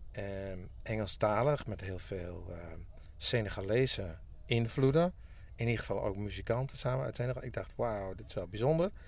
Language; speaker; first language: Dutch; non-native, local second language; Western Frisian